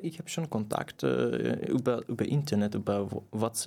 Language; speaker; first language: German; non-native, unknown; Persian